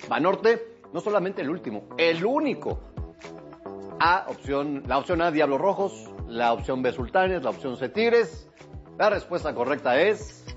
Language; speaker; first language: Spanish; native; Spanish